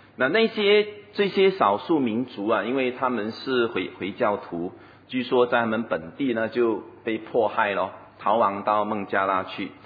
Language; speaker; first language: Chinese; native; Chinese